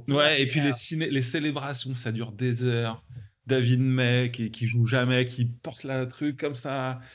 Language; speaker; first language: French; native; French